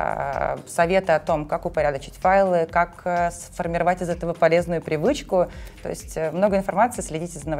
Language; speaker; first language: Russian; native; Russian